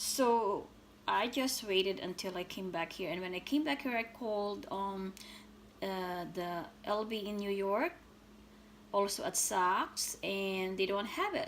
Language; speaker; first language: English; non-native, fluent; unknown